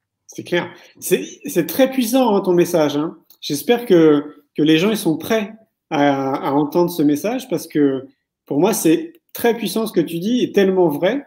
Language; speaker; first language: French; native; French